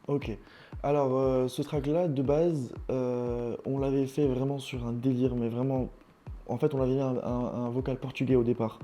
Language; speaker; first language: French; non-native, local second language; Arabic